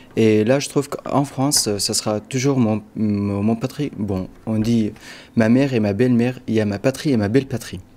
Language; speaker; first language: French; non-native, fluent; Arabic